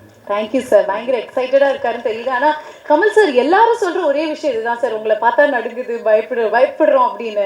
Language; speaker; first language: Tamil; native; Tamil